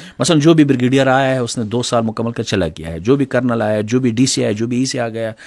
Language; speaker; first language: Urdu; non-native, local second language; Pashto